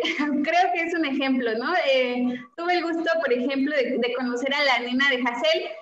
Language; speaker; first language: Spanish; native; Spanish